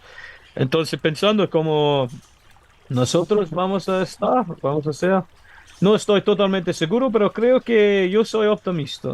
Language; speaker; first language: Spanish; non-native, learner; English